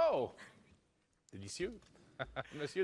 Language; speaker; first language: French; native; French